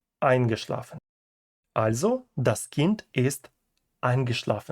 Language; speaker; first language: German; non-native, fluent; Ukrainian